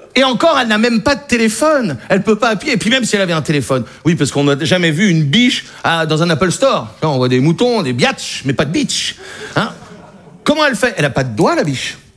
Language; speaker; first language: French; native; French